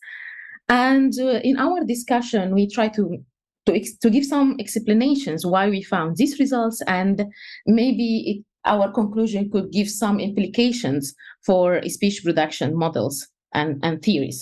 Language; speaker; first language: English; non-native, fluent; Arabic